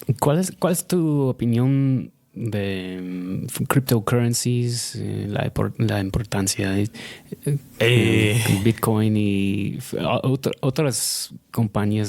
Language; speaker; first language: Spanish; non-native, fluent; English